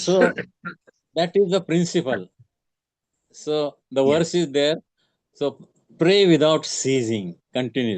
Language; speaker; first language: English; non-native, local second language; Marathi